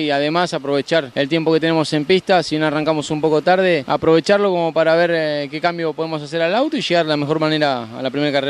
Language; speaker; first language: Spanish; native; Spanish